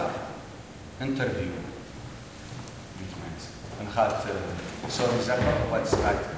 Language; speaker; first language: Dutch; non-native, learner; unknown